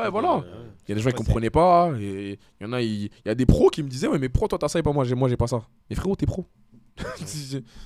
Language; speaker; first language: French; native; French